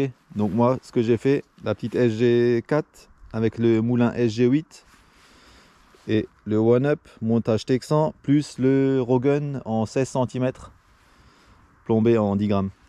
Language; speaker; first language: French; native; French